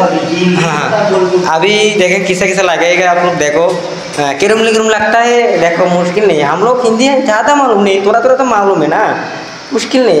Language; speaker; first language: Hindi; non-native, learner; Bangla